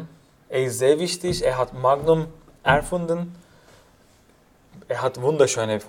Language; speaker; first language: German; non-native, fluent; Turkish